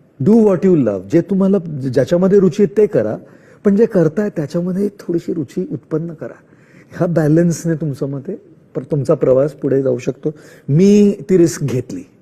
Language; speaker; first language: Marathi; non-native, local second language; Marwari